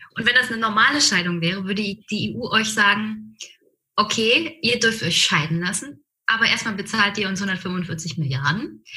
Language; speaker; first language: German; native; German